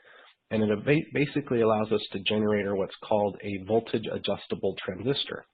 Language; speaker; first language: English; native; English